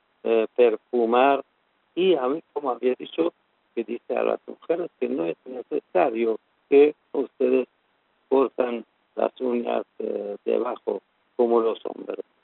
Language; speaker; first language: Spanish; non-native, learner; Persian